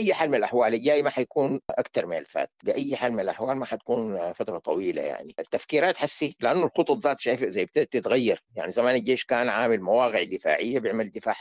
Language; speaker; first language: Arabic; native; Arabic